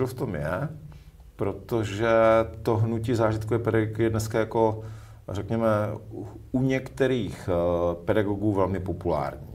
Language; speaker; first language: Czech; native; Czech